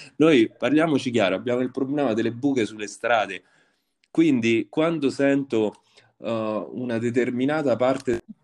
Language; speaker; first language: Italian; native; Italian